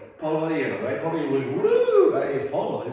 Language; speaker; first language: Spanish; non-native, fluent; English